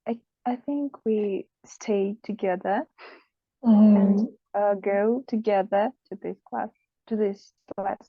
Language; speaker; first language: English; non-native, learner; Russian